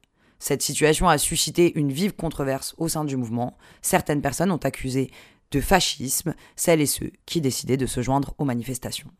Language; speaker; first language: French; native; French